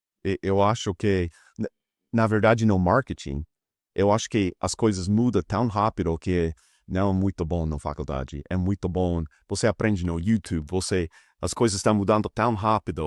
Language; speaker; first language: Portuguese; non-native, fluent; English